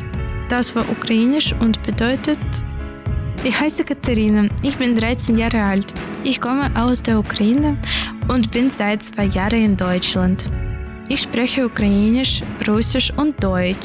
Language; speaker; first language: German; non-native, learner; Ukrainian